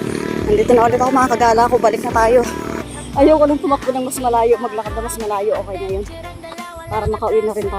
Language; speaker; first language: Filipino; native; Filipino